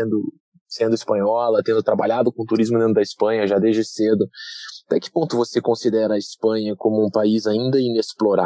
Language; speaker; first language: Portuguese; native; Portuguese